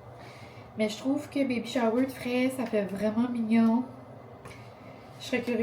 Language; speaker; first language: French; native; French